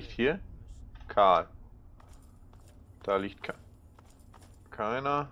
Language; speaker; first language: German; native; German